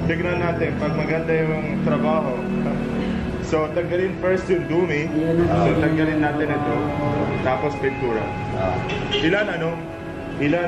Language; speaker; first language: Filipino; non-native, learner; Arabic